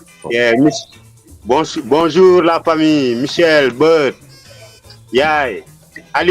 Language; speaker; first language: French; non-native, local second language; Wolof